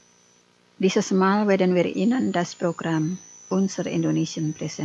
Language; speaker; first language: German; non-native, fluent; Indonesian